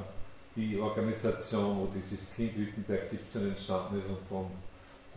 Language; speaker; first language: German; native; German